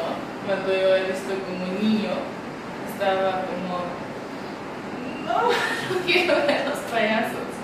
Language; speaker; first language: Spanish; non-native, learner; Czech